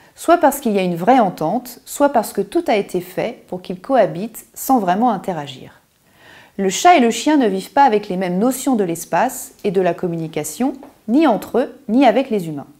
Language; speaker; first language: French; native; French